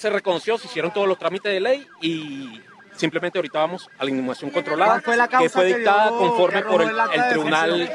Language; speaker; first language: Spanish; native; Spanish